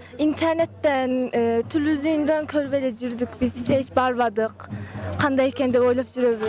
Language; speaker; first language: Kyrgyz; early bilingual, heritage; Kyrgyz